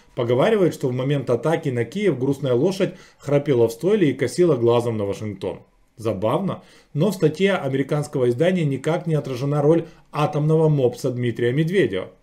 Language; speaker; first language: Russian; native; Russian